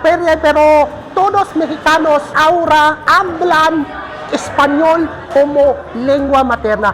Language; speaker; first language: Spanish; non-native, fluent; Filipino